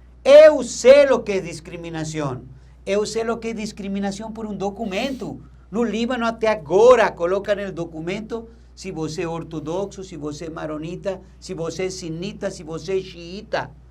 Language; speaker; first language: Portuguese; non-native, learner; Spanish